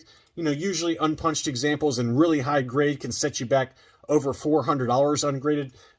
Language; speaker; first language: English; native; English